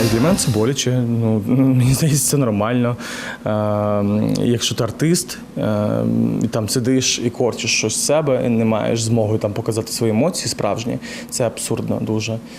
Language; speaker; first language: Ukrainian; native; Ukrainian